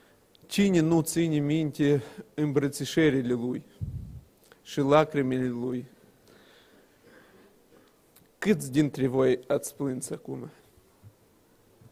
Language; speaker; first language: Romanian; non-native, local second language; Russian